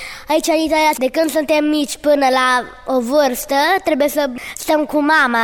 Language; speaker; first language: Romanian; early bilingual, heritage; Romanian